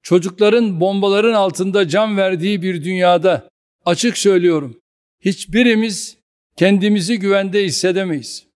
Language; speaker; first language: Turkish; native; Turkish